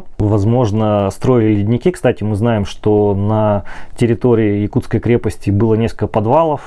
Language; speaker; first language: Russian; native; Russian